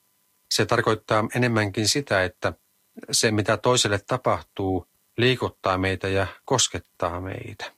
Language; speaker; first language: Finnish; native; Finnish